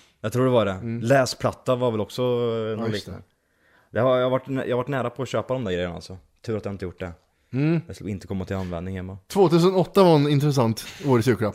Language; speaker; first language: Swedish; native; Swedish